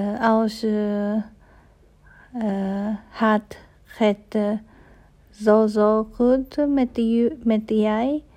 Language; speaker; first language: Dutch; non-native, learner; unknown